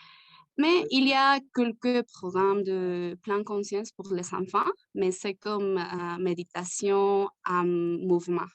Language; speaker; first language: French; non-native, learner; Spanish